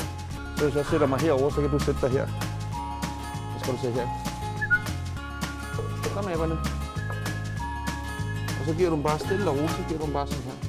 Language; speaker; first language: Danish; native; Danish